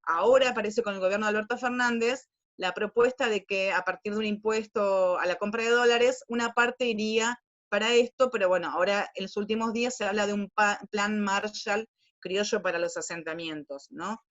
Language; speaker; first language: Spanish; native; Spanish